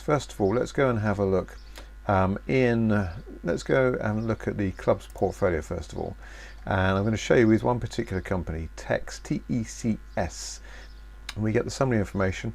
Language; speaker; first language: English; native; English